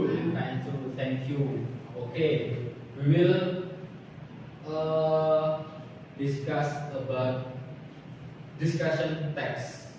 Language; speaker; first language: English; non-native, learner; Indonesian